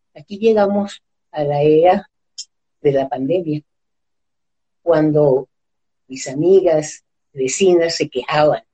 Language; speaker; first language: Spanish; native; Spanish